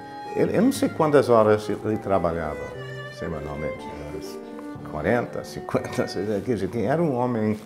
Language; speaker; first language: Portuguese; non-native, fluent; English